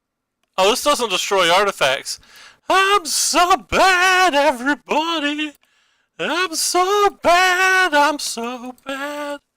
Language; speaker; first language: English; native; English